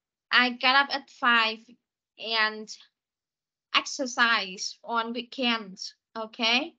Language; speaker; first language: English; non-native, fluent; Vietnamese